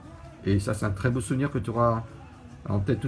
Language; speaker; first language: French; native; French